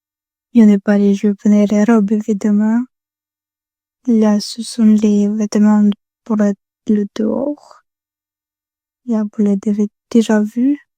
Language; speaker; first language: French; non-native, learner; Spanish